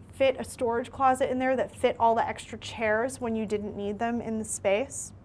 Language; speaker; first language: English; native; English